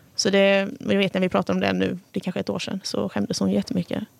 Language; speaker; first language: Swedish; native; Swedish